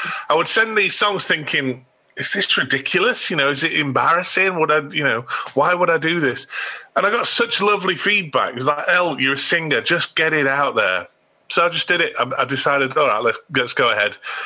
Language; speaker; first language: English; native; English